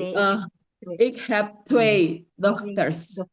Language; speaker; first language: Dutch; non-native, learner; Indonesian